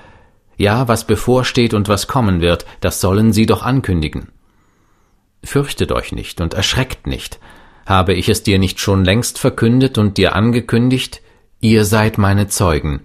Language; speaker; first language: German; native; German